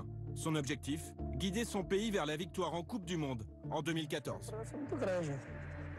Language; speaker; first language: French; native; French